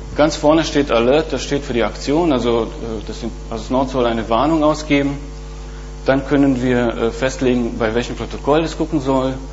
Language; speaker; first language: German; non-native, fluent; Bosnian